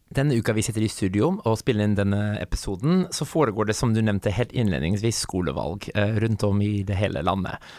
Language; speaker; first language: Norwegian; non-native, fluent; English